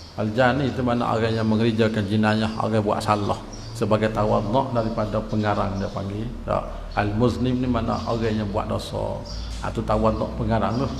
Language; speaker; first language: Malay; native; Malay